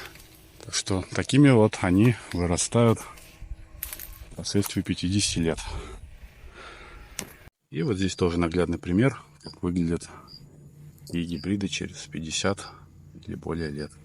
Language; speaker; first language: Russian; native; Russian